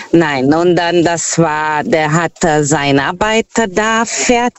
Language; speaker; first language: German; non-native, fluent; Portuguese